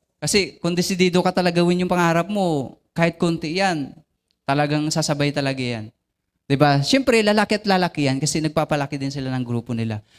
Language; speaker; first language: Filipino; non-native, local second language; Bikol